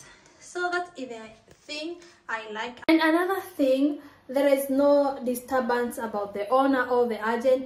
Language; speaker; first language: English; non-native, local second language; Swahili